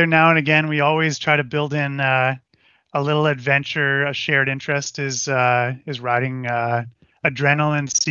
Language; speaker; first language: English; native; English